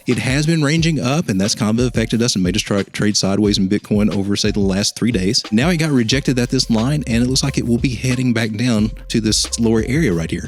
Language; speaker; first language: English; native; English